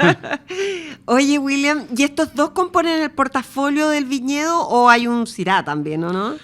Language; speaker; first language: Spanish; native; Spanish